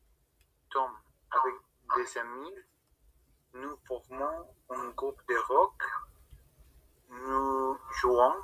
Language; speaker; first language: French; non-native, learner; Spanish